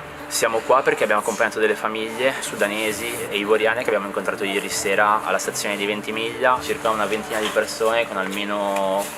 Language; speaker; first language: Italian; native; Italian